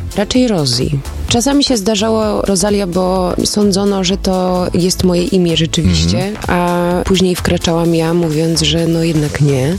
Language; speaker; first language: Polish; early bilingual, heritage; Polish